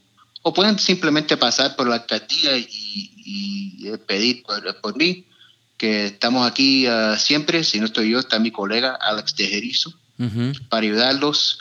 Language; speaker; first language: Spanish; early bilingual, heritage; Spanish